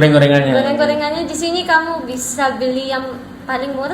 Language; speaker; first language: Indonesian; non-native, learner; Filipino